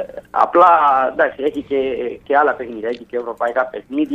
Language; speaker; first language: Greek; non-native, fluent; Italian